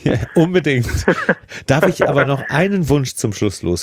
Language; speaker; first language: German; native; German